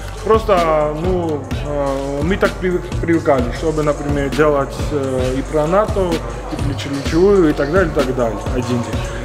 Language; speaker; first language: Russian; non-native, fluent; Georgian